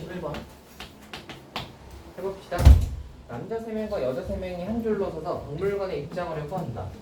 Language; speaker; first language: Korean; native; Korean